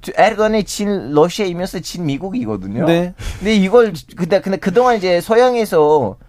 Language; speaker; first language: Korean; non-native, fluent; Turkish